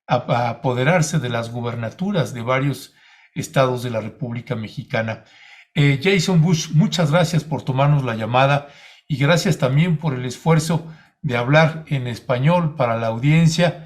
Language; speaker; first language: Spanish; native; Spanish